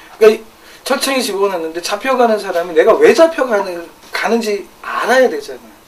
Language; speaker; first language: Korean; native; Korean